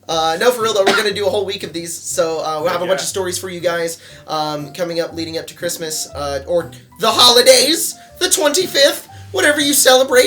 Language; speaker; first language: English; native; English